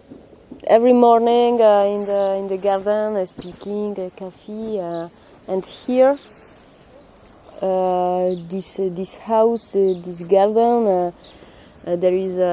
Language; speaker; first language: English; non-native, learner; Hungarian